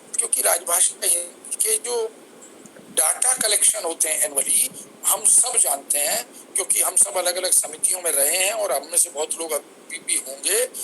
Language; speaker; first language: Hindi; native; Hindi